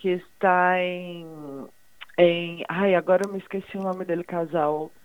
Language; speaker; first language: Spanish; non-native, fluent; Portuguese